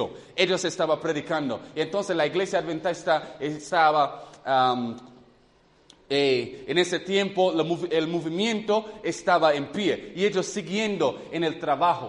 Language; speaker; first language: Spanish; non-native, fluent; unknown